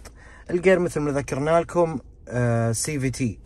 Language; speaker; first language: Arabic; native; Arabic